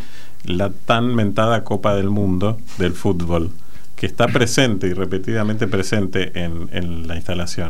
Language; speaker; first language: Spanish; native; Spanish